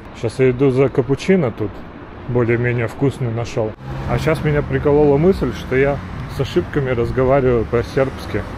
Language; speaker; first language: Russian; native; Russian